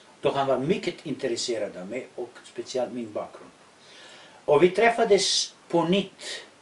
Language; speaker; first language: Swedish; non-native, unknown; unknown